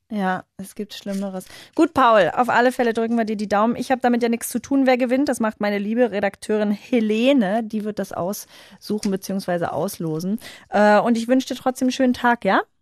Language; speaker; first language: German; native; German